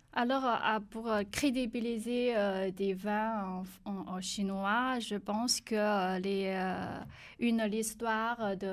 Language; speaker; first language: French; non-native, learner; Chinese